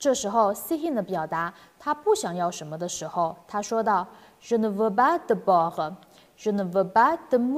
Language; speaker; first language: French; non-native, fluent; Chinese